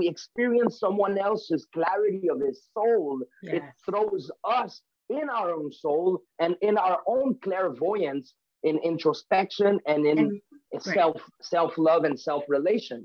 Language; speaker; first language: English; non-native, fluent; French